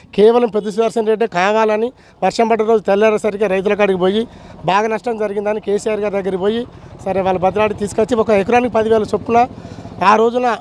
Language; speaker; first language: Telugu; native; Telugu